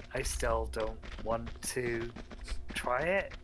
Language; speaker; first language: English; native; English